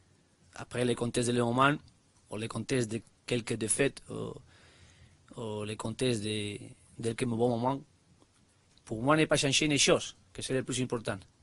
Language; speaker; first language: French; non-native, learner; Spanish